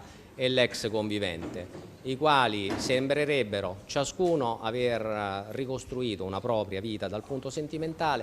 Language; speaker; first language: Italian; native; Italian